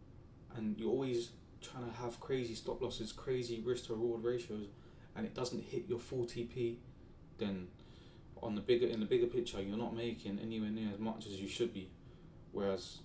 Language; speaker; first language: English; native; English